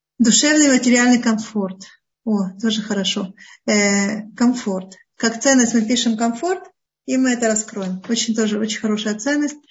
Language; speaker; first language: Russian; early bilingual, heritage; Russian